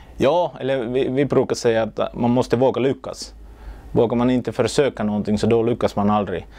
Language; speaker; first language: Swedish; non-native, local second language; Finnish